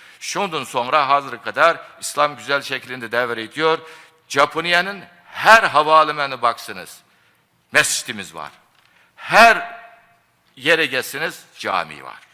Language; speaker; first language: Turkish; non-native, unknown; Japanese